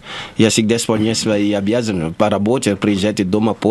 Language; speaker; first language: Russian; non-native, learner; Lingala